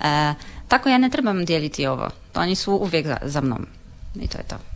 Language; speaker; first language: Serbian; non-native, learner; Polish